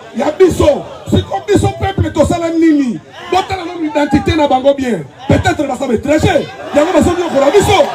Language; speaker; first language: Lingala; non-native, local second language; Kongo